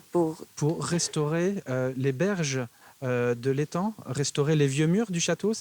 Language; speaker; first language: French; native; French